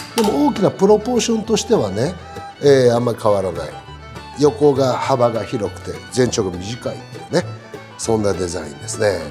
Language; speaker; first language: Japanese; native; Japanese